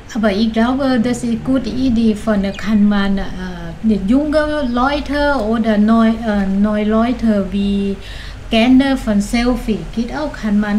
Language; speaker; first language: German; non-native, learner; Thai